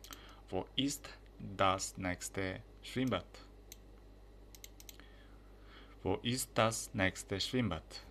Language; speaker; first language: German; non-native, fluent; Uzbek